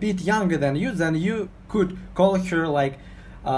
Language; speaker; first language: English; non-native, fluent; Uzbek